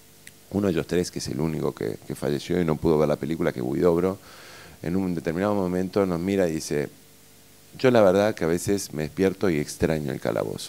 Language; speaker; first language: Spanish; native; Spanish